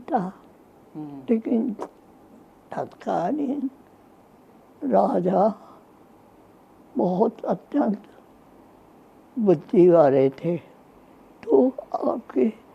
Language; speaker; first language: Hindi; non-native, fluent; Japanese